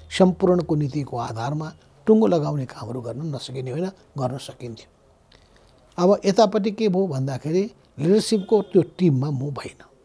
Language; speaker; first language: Nepali; native; Nepali